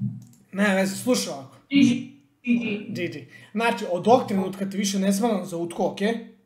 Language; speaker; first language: Bosnian; native; Bosnian